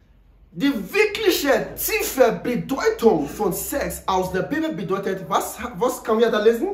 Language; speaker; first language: German; non-native, learner; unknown